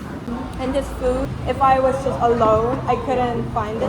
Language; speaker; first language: English; non-native, fluent; Korean